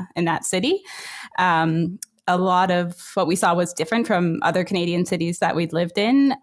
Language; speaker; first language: English; native; English